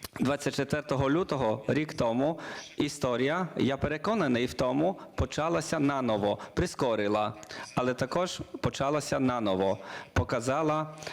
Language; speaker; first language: Ukrainian; non-native, learner; Polish